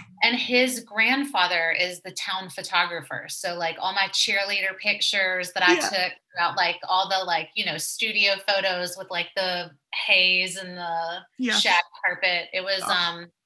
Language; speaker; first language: English; native; English